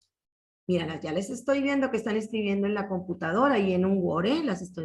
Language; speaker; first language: Spanish; native; Spanish